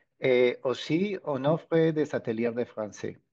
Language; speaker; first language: French; non-native, fluent; Spanish